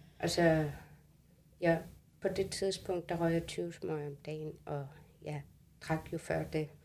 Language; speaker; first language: Danish; non-native, local second language; Kalaallisut